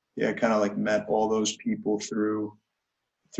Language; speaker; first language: English; native; English